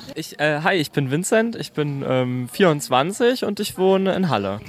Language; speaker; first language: German; native; German